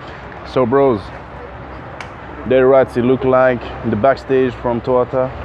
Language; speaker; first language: English; non-native, learner; French